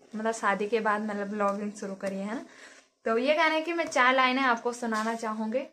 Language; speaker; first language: Hindi; native; Hindi